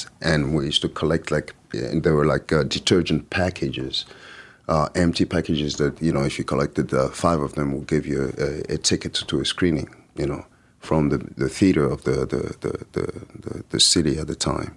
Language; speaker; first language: English; non-native, fluent; French